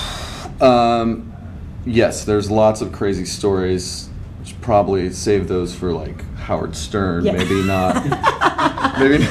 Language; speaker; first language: English; native; English